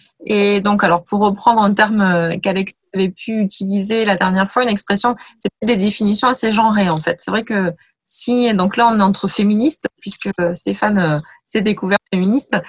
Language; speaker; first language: French; native; French